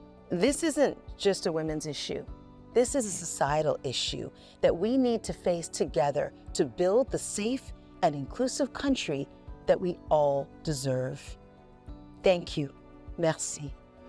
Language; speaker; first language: English; native; English